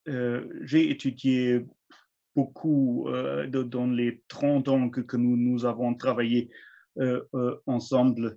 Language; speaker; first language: French; non-native, fluent; German